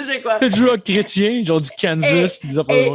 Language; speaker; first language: French; native; French